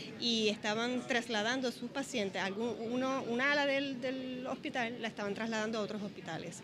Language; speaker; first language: Spanish; native; Spanish